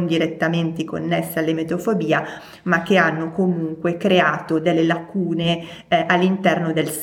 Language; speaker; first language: Italian; native; Italian